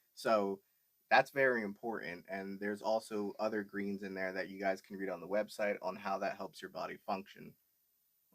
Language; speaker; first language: English; native; English